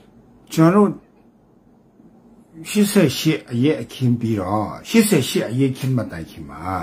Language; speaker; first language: Burmese; non-native, local second language; Kachin